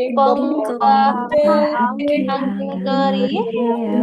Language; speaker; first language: Korean; non-native, learner; Indonesian